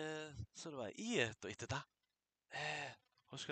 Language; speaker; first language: Japanese; non-native, learner; English